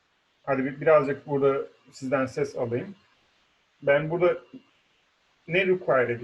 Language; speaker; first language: Turkish; native; Turkish